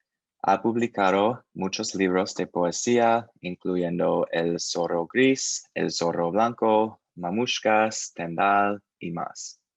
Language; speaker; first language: Spanish; non-native, learner; English